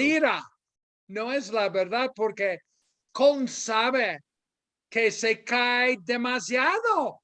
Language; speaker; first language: Spanish; non-native, fluent; English